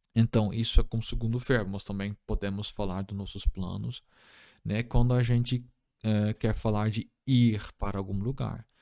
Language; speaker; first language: Portuguese; non-native, fluent; Dutch